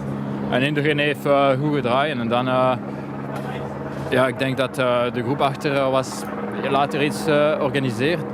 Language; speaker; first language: Dutch; non-native, local second language; French